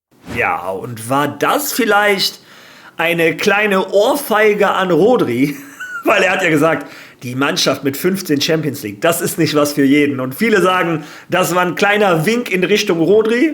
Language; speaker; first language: German; native; German